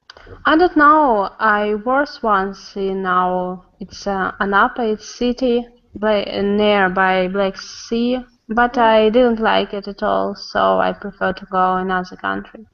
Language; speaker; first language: English; non-native, learner; Russian